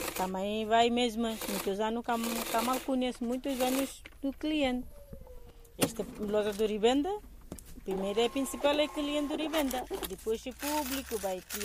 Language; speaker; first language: Portuguese; non-native, learner; Bangla